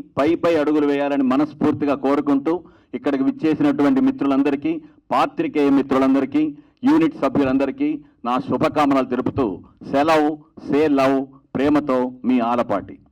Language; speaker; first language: Telugu; native; Telugu